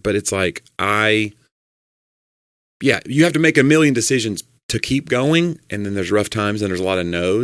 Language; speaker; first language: English; native; English